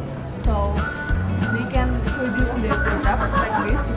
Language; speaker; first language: English; non-native, learner; Indonesian